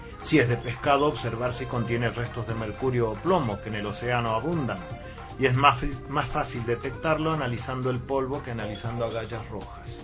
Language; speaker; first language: Spanish; native; Spanish